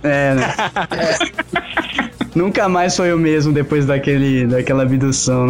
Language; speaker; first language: Portuguese; native; Portuguese